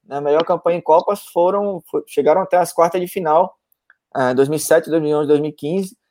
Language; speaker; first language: Portuguese; native; Portuguese